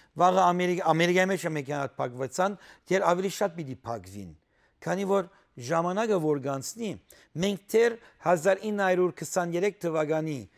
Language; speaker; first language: Armenian; early bilingual, heritage; Armenian